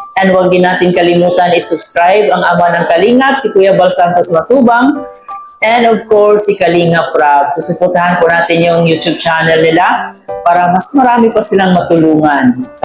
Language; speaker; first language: Filipino; non-native, local second language; Cebuano